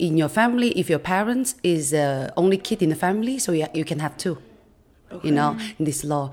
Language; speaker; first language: English; non-native, fluent; Chinese